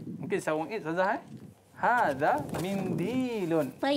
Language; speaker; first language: Arabic; non-native, learner; Malay